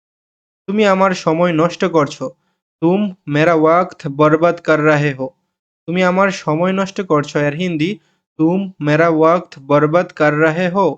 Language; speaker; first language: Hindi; non-native, learner; Bangla